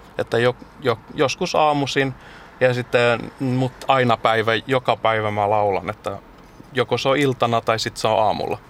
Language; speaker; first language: Finnish; early bilingual, heritage; Finnish